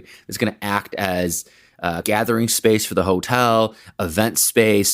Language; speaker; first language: English; native; English